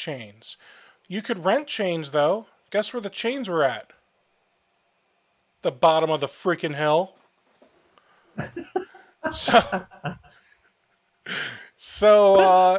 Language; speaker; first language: English; native; English